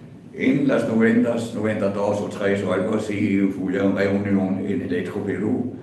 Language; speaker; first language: Spanish; non-native, fluent; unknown